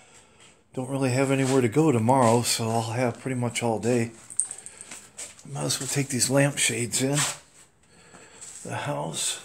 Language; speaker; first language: English; native; English